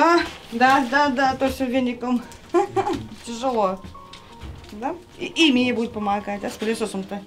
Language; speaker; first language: Russian; native; Russian